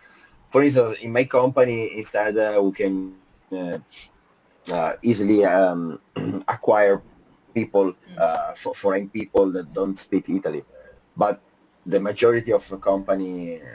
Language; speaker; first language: English; non-native, fluent; Italian